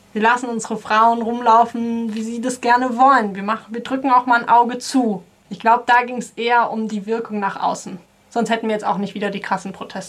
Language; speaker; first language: German; native; German